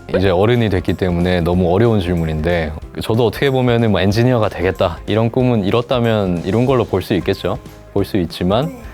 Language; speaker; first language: Korean; native; Korean